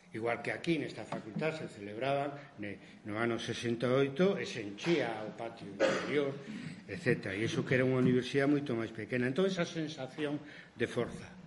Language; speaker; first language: Galician; non-native, local second language; Spanish